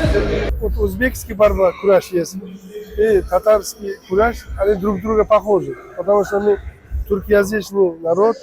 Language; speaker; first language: Russian; non-native, local second language; Tatar